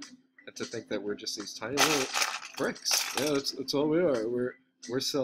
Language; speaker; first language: English; native; English